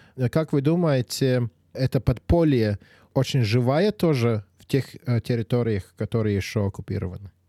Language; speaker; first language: Russian; non-native, local second language; Latvian